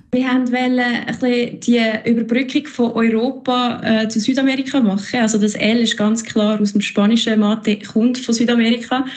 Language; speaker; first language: German; native; German